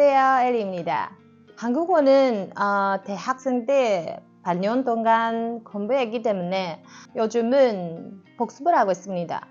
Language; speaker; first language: Korean; non-native, learner; Japanese